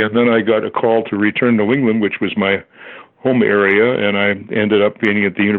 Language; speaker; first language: English; native; English